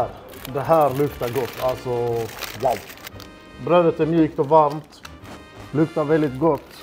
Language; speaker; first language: Swedish; native; Swedish